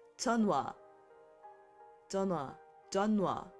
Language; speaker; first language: Korean; non-native, learner; English